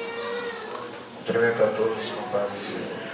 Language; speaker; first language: Portuguese; native; Portuguese